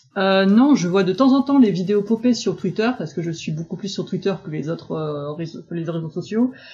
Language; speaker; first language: French; native; French